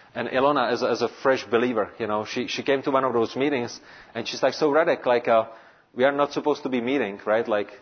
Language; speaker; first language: English; non-native, fluent; Czech